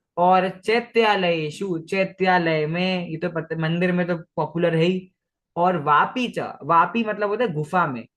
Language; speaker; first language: Hindi; non-native, local second language; Marathi